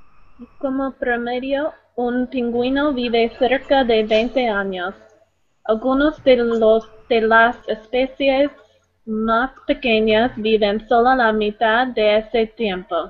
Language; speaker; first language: Spanish; non-native, learner; English